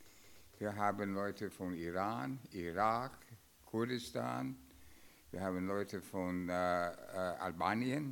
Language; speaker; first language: German; non-native, fluent; English